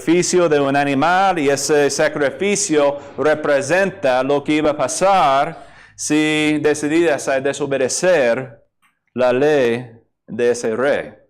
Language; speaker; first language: Spanish; non-native, fluent; English